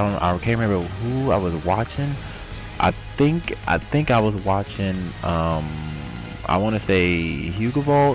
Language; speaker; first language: English; native; English